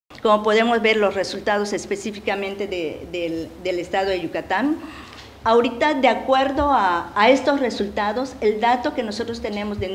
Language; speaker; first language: Spanish; native; Spanish